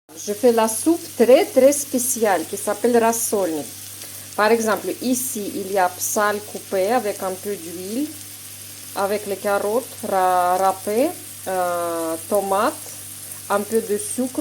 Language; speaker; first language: French; non-native, fluent; Russian